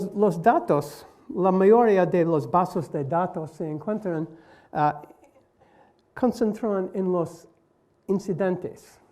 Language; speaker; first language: Spanish; non-native, learner; English